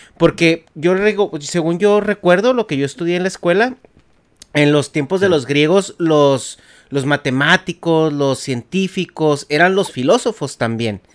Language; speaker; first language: Spanish; native; Spanish